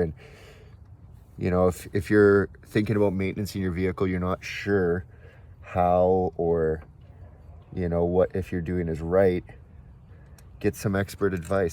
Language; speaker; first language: English; native; English